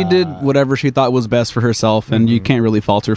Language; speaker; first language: English; early bilingual, other home language; Spanish